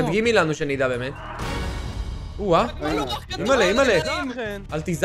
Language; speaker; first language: Hebrew; native; Hebrew